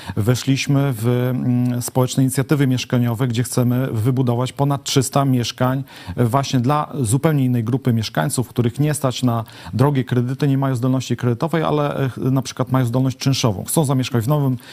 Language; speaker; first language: Polish; native; Polish